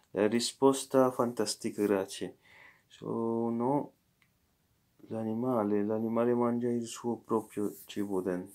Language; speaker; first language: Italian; non-native, learner; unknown